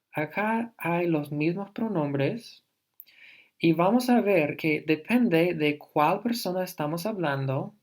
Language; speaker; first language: Spanish; non-native, fluent; English